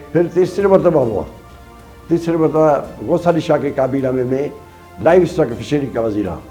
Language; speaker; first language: Urdu; non-native, local second language; Sindhi